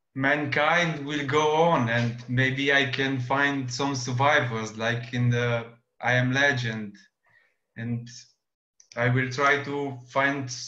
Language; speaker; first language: English; non-native, learner; Romanian